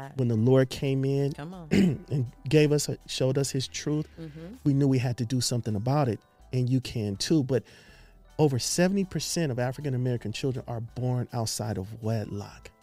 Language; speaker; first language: English; native; English